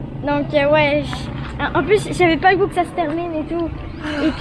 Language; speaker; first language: French; native; French